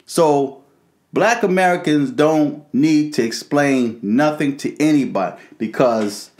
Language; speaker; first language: English; native; English